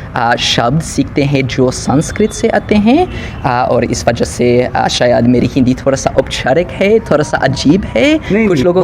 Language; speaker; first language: Hindi; non-native, learner; English